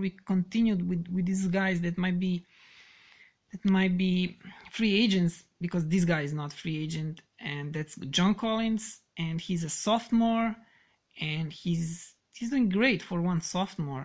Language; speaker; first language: English; non-native, fluent; Serbian